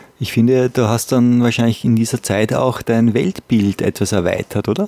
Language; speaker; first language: German; native; German